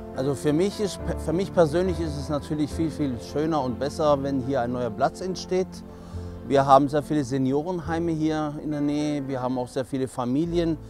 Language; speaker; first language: German; non-native, fluent; Spanish